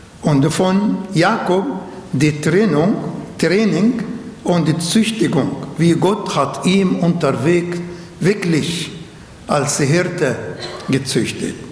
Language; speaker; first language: German; non-native, learner; Arabic